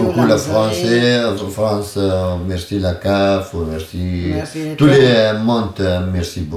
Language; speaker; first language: French; non-native, learner; Kurdish